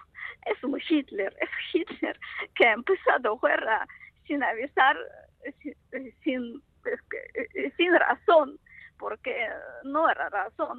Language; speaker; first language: Spanish; non-native, fluent; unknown